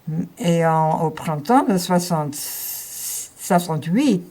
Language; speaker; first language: French; non-native, fluent; English